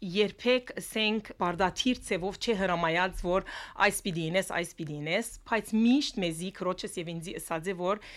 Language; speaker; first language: Armenian; early bilingual, heritage; Armenian